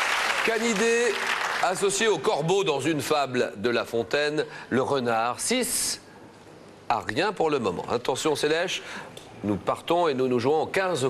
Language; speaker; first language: French; native; French